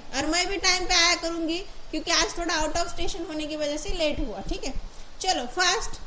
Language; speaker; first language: Hindi; non-native, local second language; Marathi